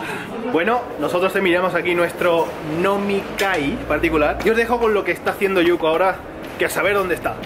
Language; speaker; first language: Spanish; native; Spanish